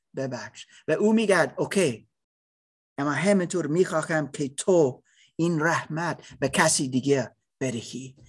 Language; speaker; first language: Persian; non-native, learner; English